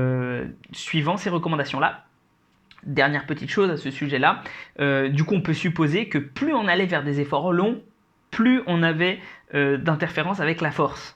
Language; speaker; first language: French; native; French